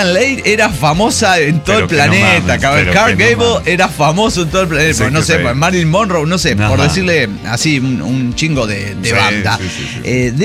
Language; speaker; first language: Spanish; native; Spanish